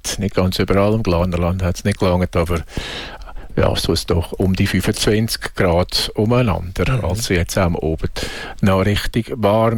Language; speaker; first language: German; native; German